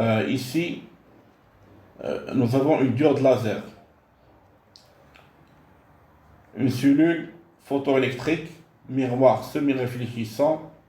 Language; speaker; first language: French; non-native, local second language; Arabic